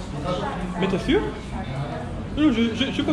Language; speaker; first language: French; non-native, fluent; English